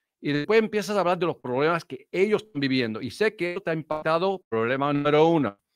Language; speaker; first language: Spanish; early bilingual, heritage; Spanish